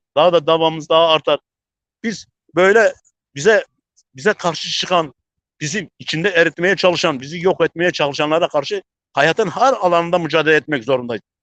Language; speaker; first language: Turkish; non-native, local second language; Zaza